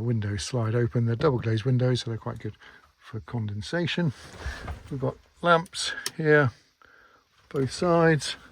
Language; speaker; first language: English; native; English